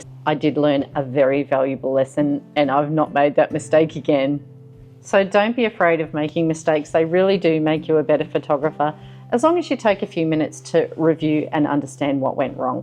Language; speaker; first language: English; native; English